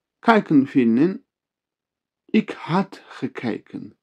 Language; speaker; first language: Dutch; non-native, fluent; Turkish